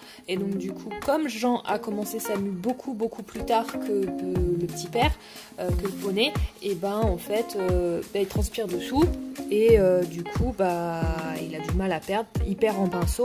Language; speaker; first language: French; native; French